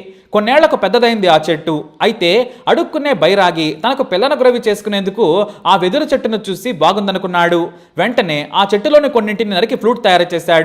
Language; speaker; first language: Telugu; native; Telugu